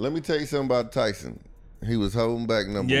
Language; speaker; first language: English; native; English